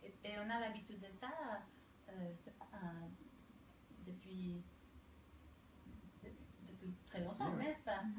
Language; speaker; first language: French; non-native, fluent; Spanish